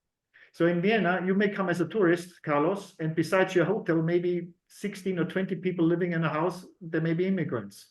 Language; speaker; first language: English; non-native, fluent; German